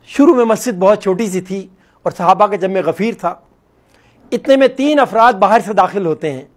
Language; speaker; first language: Urdu; non-native, local second language; Northern Hindko